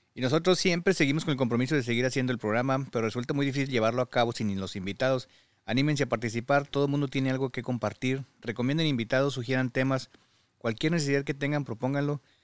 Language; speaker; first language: Spanish; native; Spanish